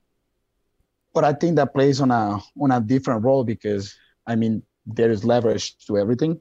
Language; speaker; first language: English; non-native, fluent; Spanish